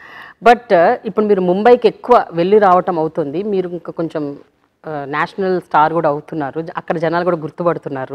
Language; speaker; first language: Telugu; native; Telugu